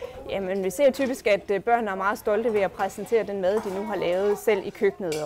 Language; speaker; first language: Danish; native; Danish